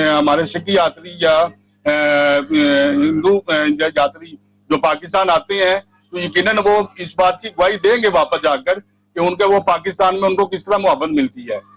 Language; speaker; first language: Urdu; non-native, local second language; Punjabi